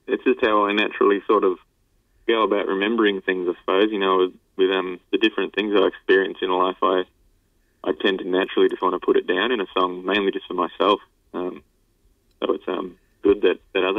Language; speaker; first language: English; native; English